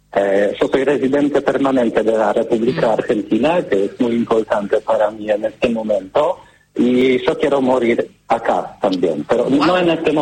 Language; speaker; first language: Spanish; non-native, learner; Polish